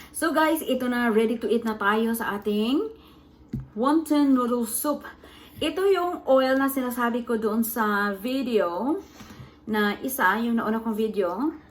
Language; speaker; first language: Filipino; non-native, local second language; Cebuano